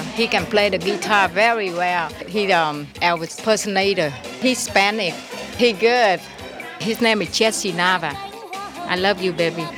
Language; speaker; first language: English; non-native, learner; Vietnamese